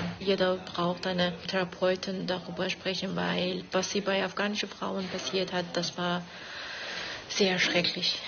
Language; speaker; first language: German; non-native, learner; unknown